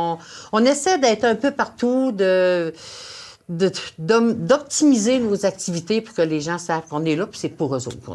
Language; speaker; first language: French; native; French